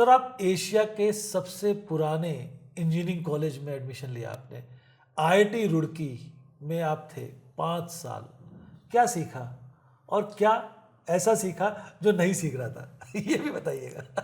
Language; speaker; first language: Hindi; native; Hindi